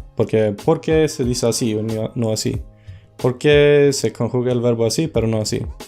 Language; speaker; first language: Spanish; non-native, fluent; Swedish